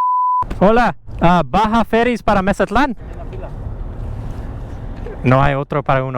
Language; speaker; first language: Spanish; non-native, learner; English